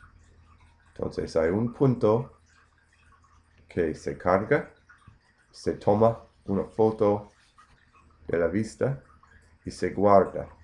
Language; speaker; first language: Spanish; non-native, fluent; English